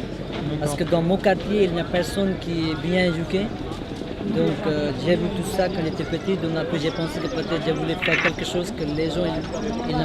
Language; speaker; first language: French; non-native, learner; Hindi